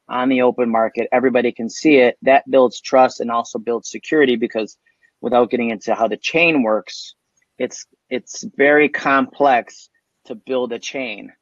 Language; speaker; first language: English; native; English